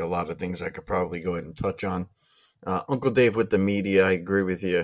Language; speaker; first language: English; native; English